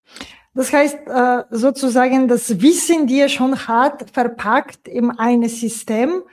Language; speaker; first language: German; non-native, fluent; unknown